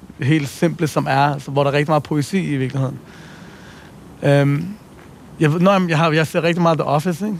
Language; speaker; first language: Danish; early bilingual, other home language; Persian